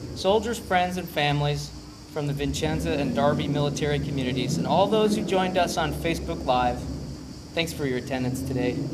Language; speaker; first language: English; native; English